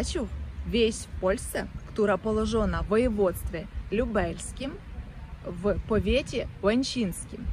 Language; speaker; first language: Polish; non-native, learner; Russian